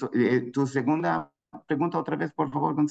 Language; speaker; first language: Spanish; non-native, fluent; Hebrew